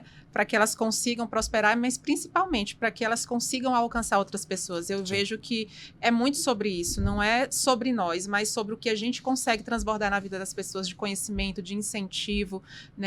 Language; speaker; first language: Portuguese; native; Portuguese